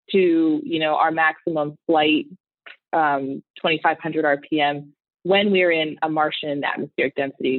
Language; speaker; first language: English; native; English